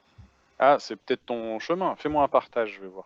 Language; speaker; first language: French; native; French